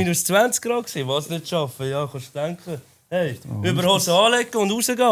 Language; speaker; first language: German; native; German